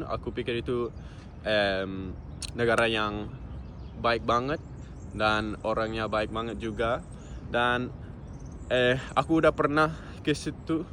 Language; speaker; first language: Indonesian; non-native, fluent; English